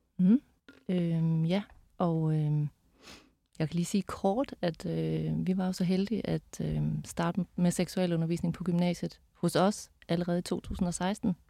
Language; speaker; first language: Danish; native; Danish